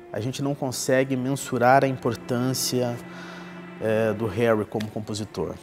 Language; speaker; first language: Portuguese; native; Portuguese